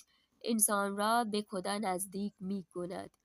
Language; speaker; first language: Persian; non-native, fluent; Urdu